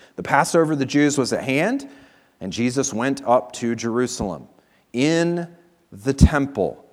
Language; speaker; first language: English; native; English